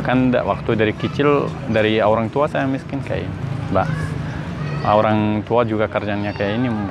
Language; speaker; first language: Indonesian; non-native, learner; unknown